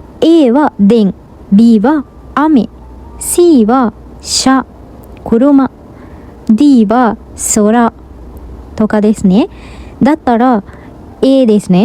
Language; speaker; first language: Japanese; non-native, fluent; Sinhala